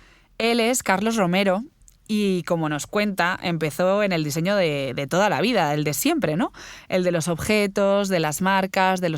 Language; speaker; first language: Spanish; native; Spanish